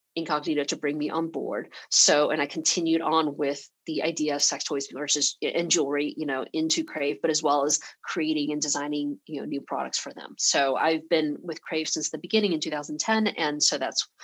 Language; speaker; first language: English; early bilingual, other home language; Chinese